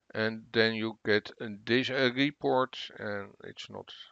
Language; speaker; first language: English; non-native, fluent; Dutch